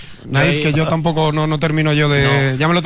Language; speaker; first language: Spanish; native; Spanish